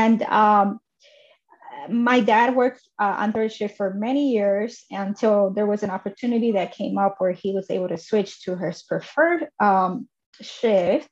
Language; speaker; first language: English; native; English